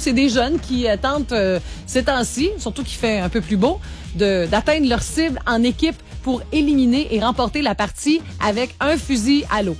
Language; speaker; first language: French; native; French